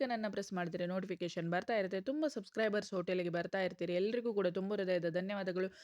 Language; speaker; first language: Kannada; non-native, local second language; Konkani